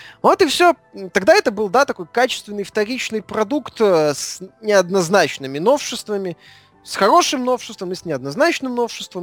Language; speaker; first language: Russian; native; Russian